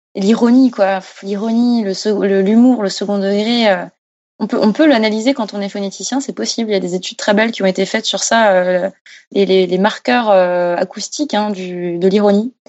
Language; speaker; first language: French; native; French